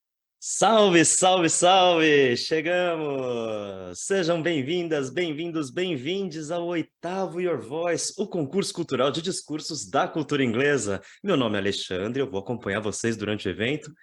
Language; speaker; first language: Portuguese; native; Portuguese